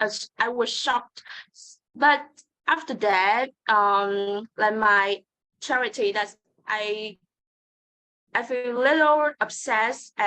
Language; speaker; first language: English; non-native, learner; Vietnamese